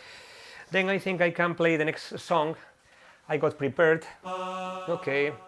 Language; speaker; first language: English; non-native, fluent; Spanish